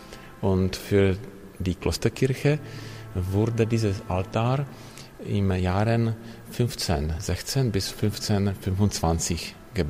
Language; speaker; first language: German; non-native, learner; Czech